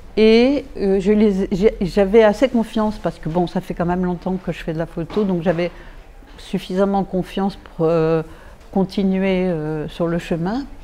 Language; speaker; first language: French; native; French